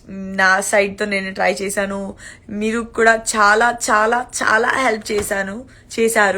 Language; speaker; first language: Telugu; non-native, learner; Gujarati